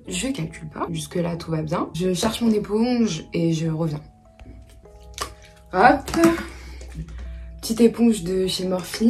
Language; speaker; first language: French; native; French